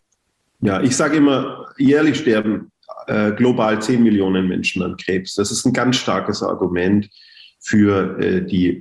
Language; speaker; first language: German; native; German